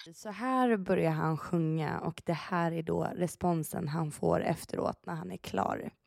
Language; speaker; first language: Swedish; early bilingual, other home language; Persian